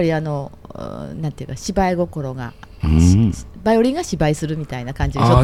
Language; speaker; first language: Japanese; native; Japanese